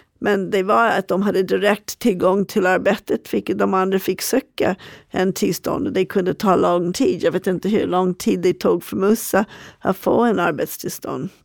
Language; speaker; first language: Swedish; non-native, fluent; English